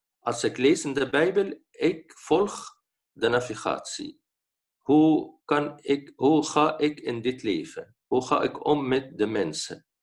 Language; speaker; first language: Dutch; non-native, fluent; Arabic